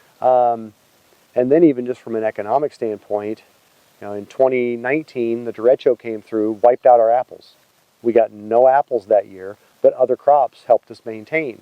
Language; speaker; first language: English; native; English